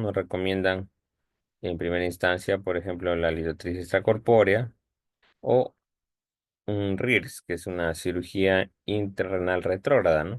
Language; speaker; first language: Spanish; native; Spanish